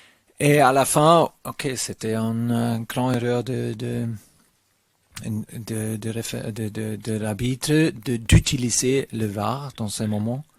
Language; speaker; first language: French; non-native, learner; German